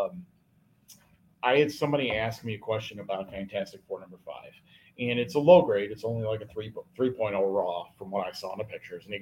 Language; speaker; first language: English; native; English